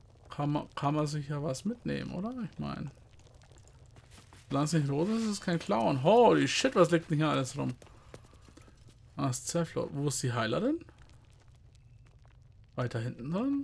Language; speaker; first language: German; native; German